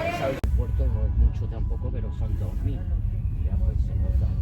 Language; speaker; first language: Spanish; native; Spanish